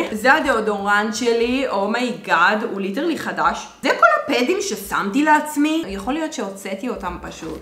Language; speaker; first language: Hebrew; native; Hebrew